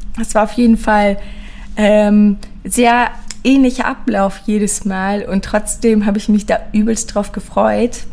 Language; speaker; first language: German; early bilingual, other home language; Persian